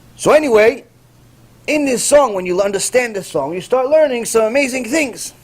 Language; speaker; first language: English; non-native, fluent; Hebrew